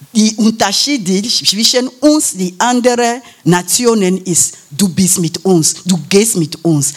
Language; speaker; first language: German; non-native, learner; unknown